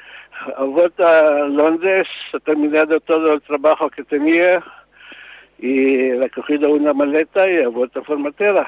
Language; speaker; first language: Spanish; non-native, learner; Hebrew